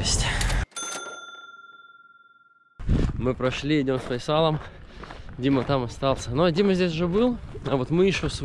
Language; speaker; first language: Russian; native; Russian